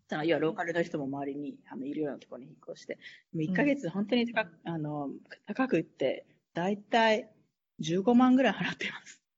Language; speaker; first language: Japanese; native; Japanese